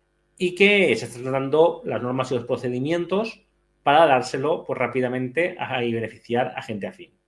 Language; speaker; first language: Spanish; native; Spanish